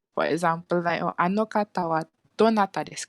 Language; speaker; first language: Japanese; non-native, fluent; Malay